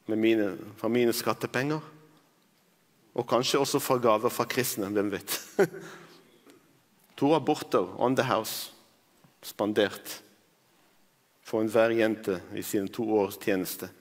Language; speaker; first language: Norwegian; non-native, fluent; Arabic